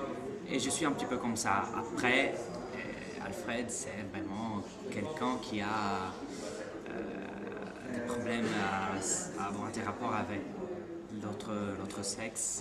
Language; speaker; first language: French; non-native, fluent; Italian